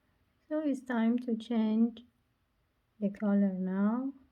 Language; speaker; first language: English; non-native, learner; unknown